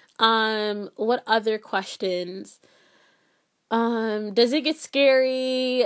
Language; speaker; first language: English; early bilingual, other home language; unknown